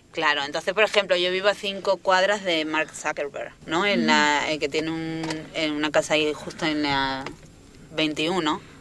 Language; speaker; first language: Spanish; native; Spanish